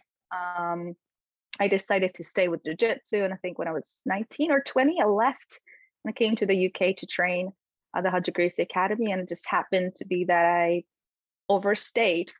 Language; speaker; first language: English; non-native, fluent; Polish